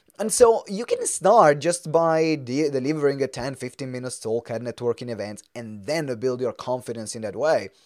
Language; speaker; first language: English; non-native, fluent; Italian